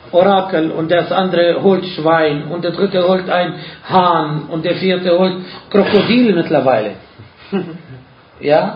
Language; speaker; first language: German; non-native, fluent; Arabic